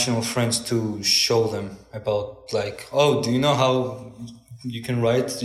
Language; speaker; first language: English; non-native, fluent; Georgian